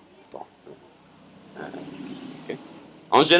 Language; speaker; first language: French; non-native, learner; English